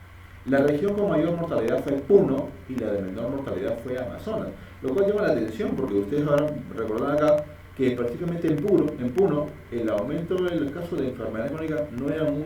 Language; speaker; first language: Spanish; native; Spanish